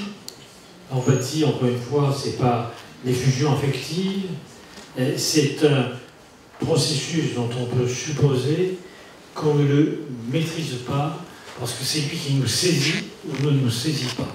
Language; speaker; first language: French; native; French